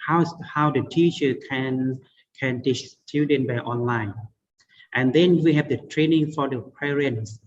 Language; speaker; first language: English; non-native, learner; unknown